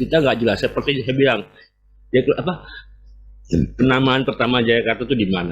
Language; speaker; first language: Indonesian; native; Indonesian